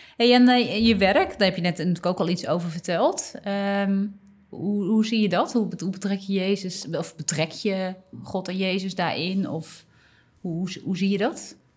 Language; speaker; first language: Dutch; native; Dutch